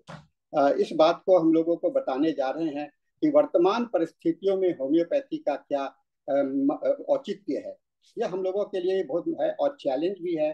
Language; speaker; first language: Hindi; native; Hindi